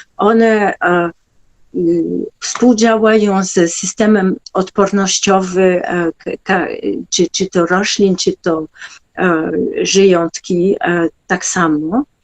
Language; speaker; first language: Polish; non-native, fluent; French